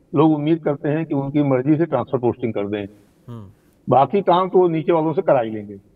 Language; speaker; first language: Hindi; native; Hindi